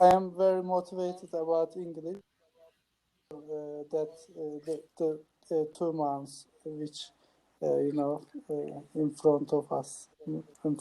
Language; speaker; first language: English; non-native, learner; Turkish